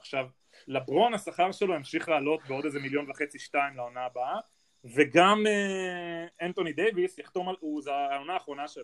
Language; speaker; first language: Hebrew; native; Hebrew